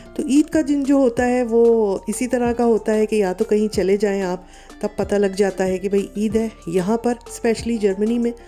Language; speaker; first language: Urdu; native; Urdu